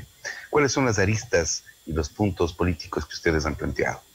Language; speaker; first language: Spanish; native; Spanish